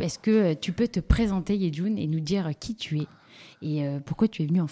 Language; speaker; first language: French; native; French